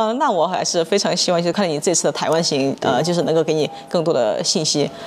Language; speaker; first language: Chinese; native; Chinese